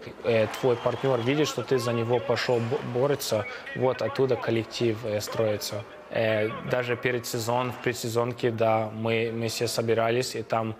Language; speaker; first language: Russian; early bilingual, heritage; Russian